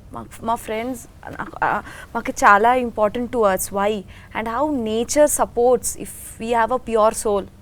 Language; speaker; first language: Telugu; non-native, learner; Bangla